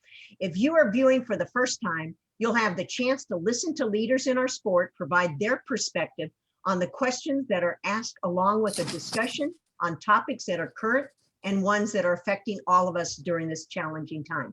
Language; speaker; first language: English; native; English